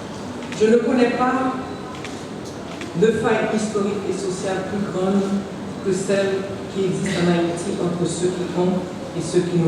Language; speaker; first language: French; non-native, local second language; Haitian Creole